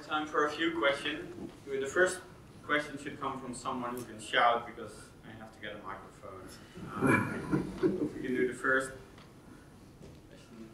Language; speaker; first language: English; non-native, fluent; Spanish